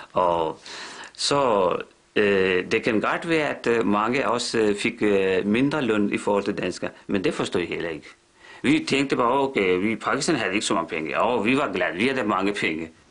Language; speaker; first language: Danish; non-native, fluent; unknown